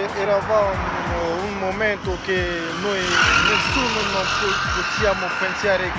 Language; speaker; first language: Italian; non-native, learner; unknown